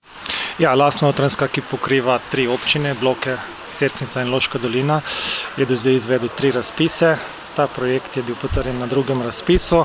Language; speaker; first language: Slovenian; native; Slovenian